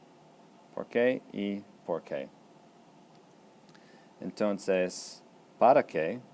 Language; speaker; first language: Spanish; non-native, fluent; English